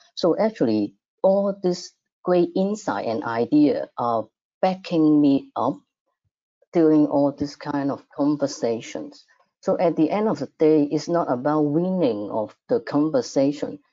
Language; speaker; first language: English; non-native, fluent; Cantonese